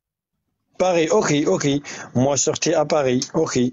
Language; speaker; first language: French; non-native, learner; Arabic